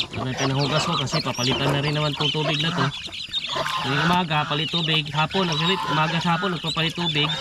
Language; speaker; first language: Filipino; non-native, local second language; Cebuano